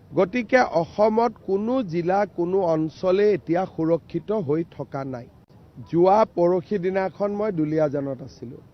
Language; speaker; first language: Assamese; native; Assamese